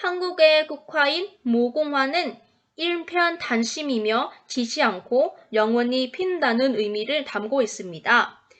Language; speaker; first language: Korean; non-native, fluent; Vietnamese